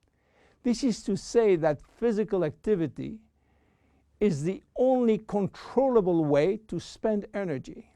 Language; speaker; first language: English; non-native, fluent; French